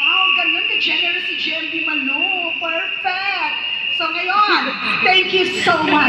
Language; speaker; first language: Filipino; native; Filipino